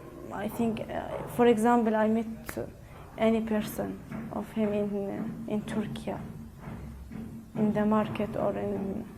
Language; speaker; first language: English; non-native, learner; Arabic